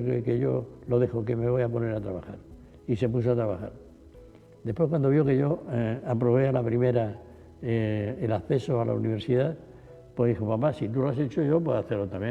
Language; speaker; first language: Spanish; native; Spanish